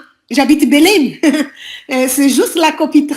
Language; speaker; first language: French; non-native, learner; Portuguese